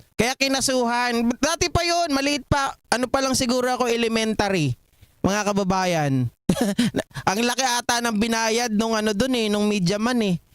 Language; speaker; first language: Filipino; non-native, local second language; Iloko